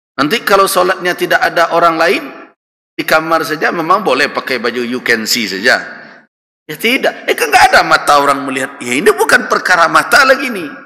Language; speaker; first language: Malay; non-native, local second language; Minangkabau